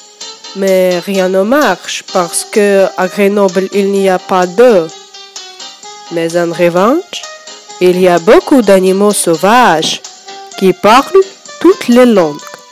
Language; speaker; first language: French; non-native, learner; Russian